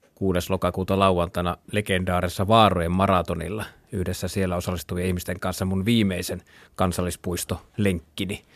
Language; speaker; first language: Finnish; native; Finnish